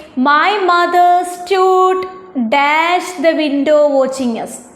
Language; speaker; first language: English; non-native, local second language; Malayalam